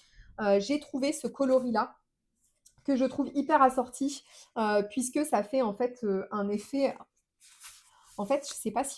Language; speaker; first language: French; native; French